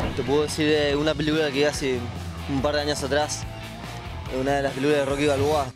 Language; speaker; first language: Spanish; native; Spanish